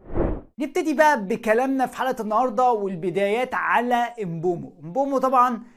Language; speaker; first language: Arabic; native; Arabic